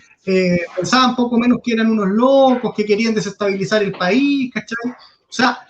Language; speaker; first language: Spanish; native; Spanish